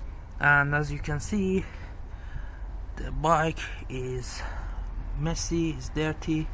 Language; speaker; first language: English; non-native, fluent; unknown